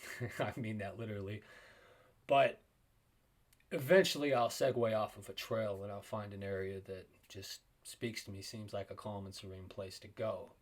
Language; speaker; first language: English; native; English